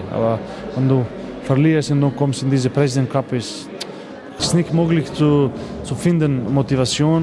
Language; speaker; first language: German; non-native, learner; Macedonian